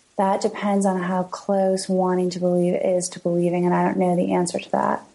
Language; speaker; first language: English; native; English